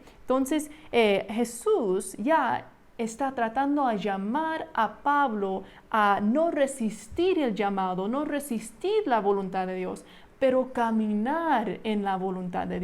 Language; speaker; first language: Spanish; non-native, fluent; English